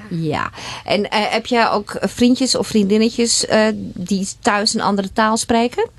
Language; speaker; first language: Dutch; native; Dutch